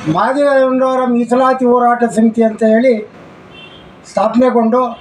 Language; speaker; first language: Kannada; native; Kannada